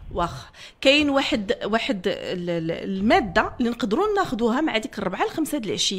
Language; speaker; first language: Arabic; native; Arabic